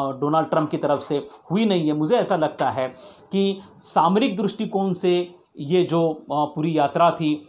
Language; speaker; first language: Hindi; non-native, local second language; Marathi